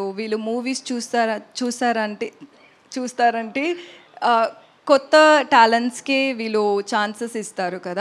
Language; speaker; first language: Telugu; non-native, learner; Tamil